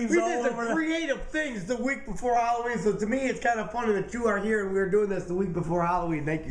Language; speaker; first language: English; native; English